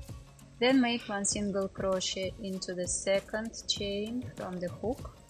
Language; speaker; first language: English; non-native, fluent; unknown